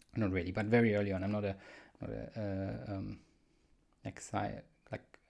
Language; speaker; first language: English; non-native, fluent; German